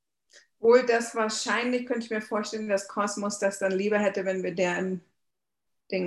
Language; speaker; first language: German; native; German